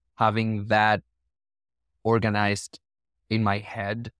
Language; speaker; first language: English; non-native, fluent; Spanish